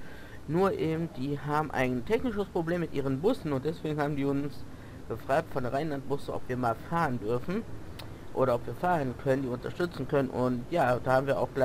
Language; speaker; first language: German; native; German